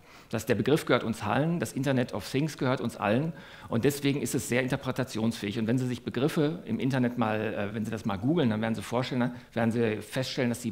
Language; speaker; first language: German; native; German